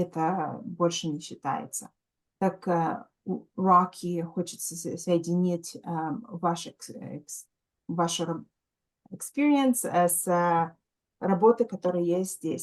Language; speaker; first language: Russian; early bilingual, heritage; Russian